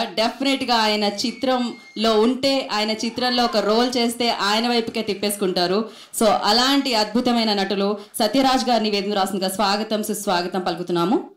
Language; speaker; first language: Telugu; native; Telugu